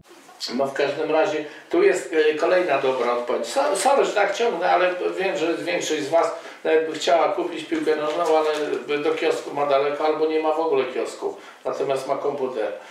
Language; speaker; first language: Polish; native; Polish